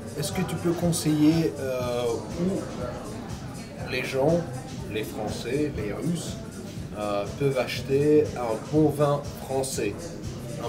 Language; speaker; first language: French; non-native, fluent; Russian